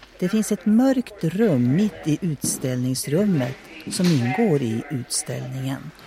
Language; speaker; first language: Swedish; native; Swedish